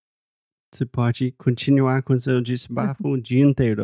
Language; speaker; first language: Portuguese; non-native, fluent; English